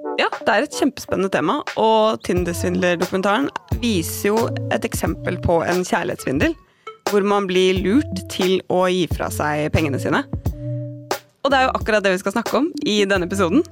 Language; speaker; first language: Norwegian; native; Norwegian